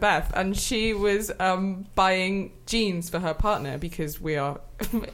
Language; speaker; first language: English; native; English